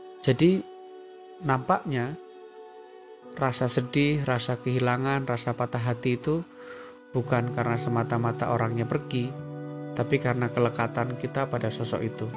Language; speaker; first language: Indonesian; native; Indonesian